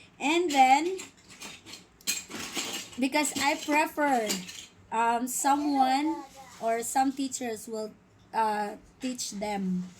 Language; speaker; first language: English; non-native, local second language; Filipino